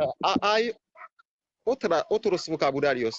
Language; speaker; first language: Spanish; non-native, fluent; Haitian Creole